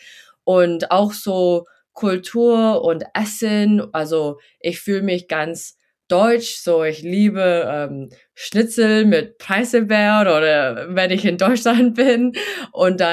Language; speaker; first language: German; early bilingual, heritage; German